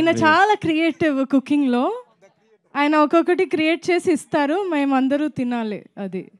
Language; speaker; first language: Telugu; non-native, fluent; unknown